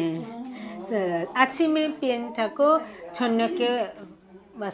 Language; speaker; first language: Korean; non-native, learner; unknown